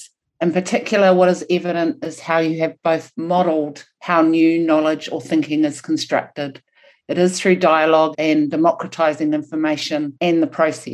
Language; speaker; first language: English; non-native, local second language; Māori